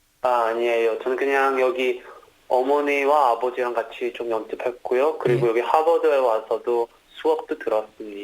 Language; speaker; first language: Korean; early bilingual, heritage; Korean